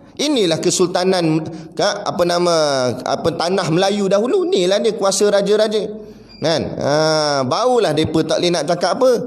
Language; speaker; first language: Malay; native; Malay